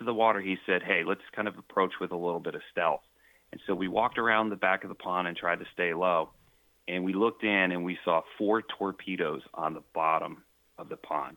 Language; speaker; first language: English; native; English